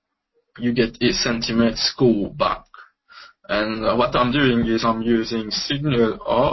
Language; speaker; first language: English; non-native, local second language; Morisyen